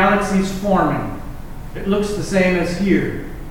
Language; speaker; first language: English; native; English